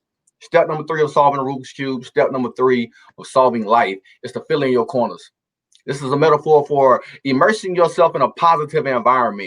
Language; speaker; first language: English; native; English